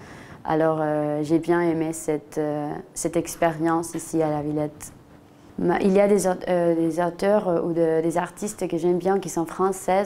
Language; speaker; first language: French; non-native, fluent; Spanish